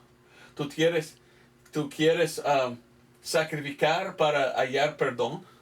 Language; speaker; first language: Spanish; non-native, fluent; English